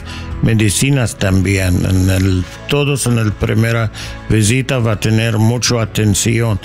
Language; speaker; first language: Spanish; non-native, learner; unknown